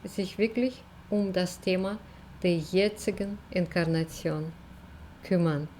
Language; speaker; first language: German; non-native, fluent; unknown